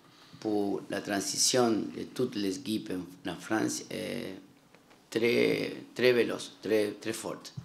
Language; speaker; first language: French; non-native, learner; Spanish